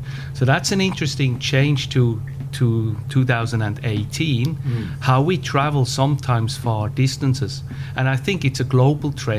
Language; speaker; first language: English; non-native, fluent; German